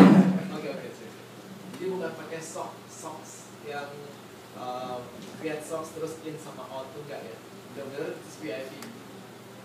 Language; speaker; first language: Indonesian; native; Indonesian